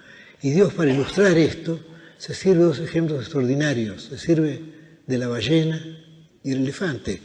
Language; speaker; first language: Spanish; native; Spanish